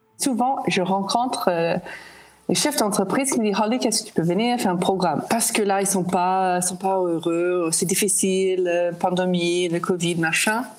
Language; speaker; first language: French; non-native, fluent; English